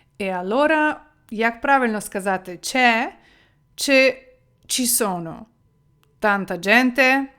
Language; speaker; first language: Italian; non-native, fluent; Ukrainian